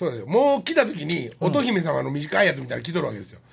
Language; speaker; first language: Japanese; native; Japanese